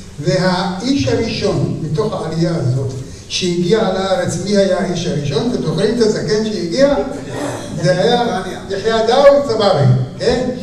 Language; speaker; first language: Hebrew; native; Hebrew